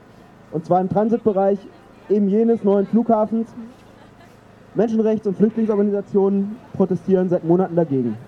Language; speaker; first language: German; native; German